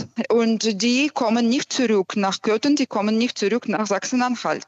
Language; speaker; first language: German; non-native, fluent; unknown